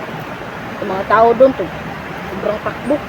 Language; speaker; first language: Filipino; non-native, local second language; Cebuano